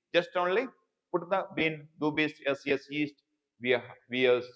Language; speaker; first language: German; non-native, fluent; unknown